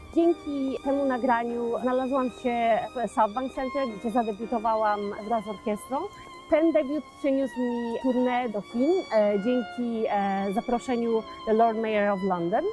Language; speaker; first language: Polish; native; Polish